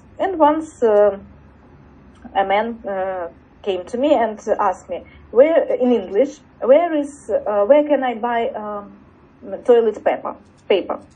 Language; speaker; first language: English; non-native, learner; Russian